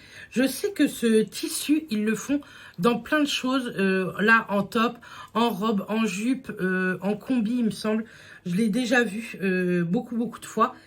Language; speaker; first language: French; native; French